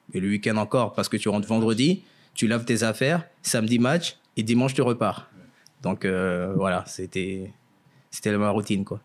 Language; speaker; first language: French; early bilingual, other home language; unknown